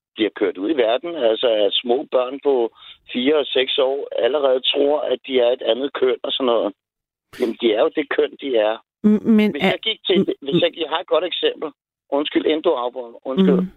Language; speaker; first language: Danish; native; Danish